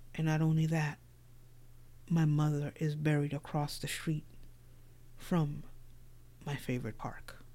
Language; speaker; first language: English; native; English